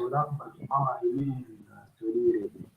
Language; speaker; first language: English; non-native, learner; Arabic